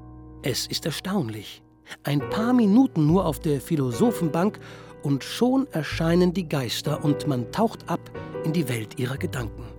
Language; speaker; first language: German; native; German